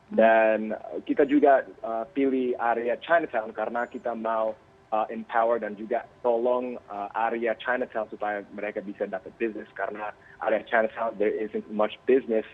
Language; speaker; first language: Indonesian; early bilingual, heritage; Indonesian